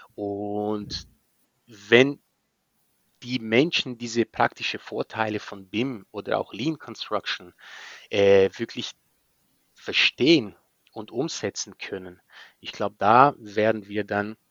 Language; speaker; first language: German; non-native, fluent; Portuguese